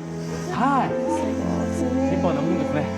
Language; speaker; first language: Japanese; native; Japanese